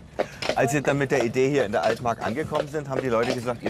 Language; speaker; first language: German; native; German